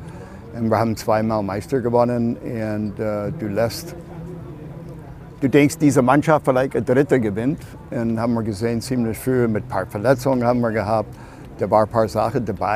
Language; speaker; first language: German; non-native, fluent; English